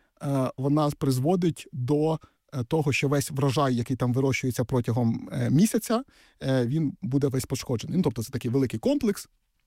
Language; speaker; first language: Ukrainian; native; Ukrainian